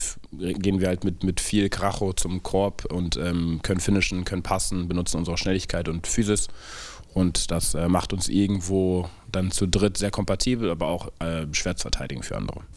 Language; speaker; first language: German; native; German